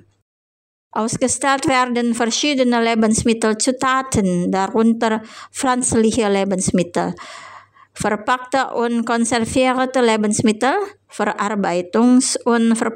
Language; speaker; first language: German; non-native, fluent; Indonesian